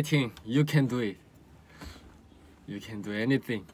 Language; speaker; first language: English; non-native, learner; Korean